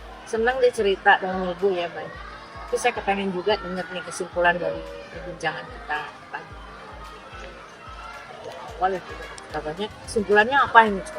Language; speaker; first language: Indonesian; native; Indonesian